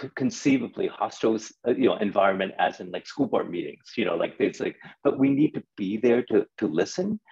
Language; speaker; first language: English; non-native, local second language; Cantonese